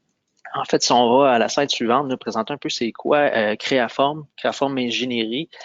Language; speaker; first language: French; native; French